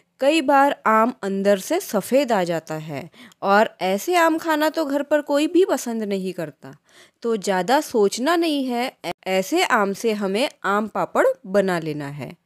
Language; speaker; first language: Hindi; non-native, local second language; Marathi